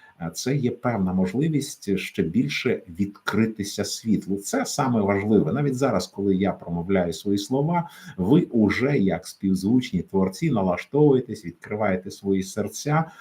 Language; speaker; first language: Ukrainian; native; Ukrainian